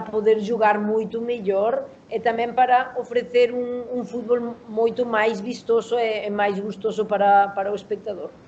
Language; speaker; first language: Portuguese; non-native, learner; Spanish